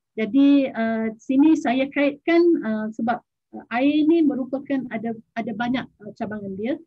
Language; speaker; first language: Malay; non-native, local second language; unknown